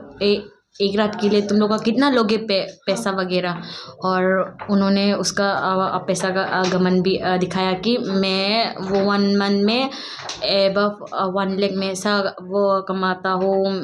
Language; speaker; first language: Hindi; non-native, local second language; Kok Borok